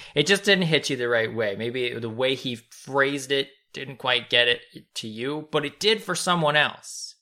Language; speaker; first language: English; native; English